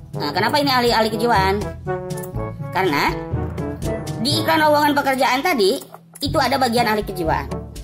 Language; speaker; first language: Indonesian; native; Indonesian